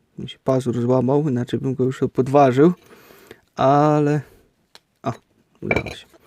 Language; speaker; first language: Polish; native; Polish